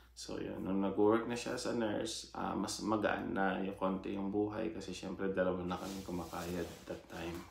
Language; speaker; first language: Filipino; native; Filipino